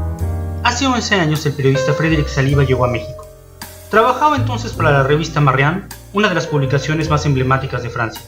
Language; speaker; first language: Spanish; native; Spanish